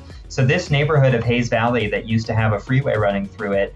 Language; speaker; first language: English; native; English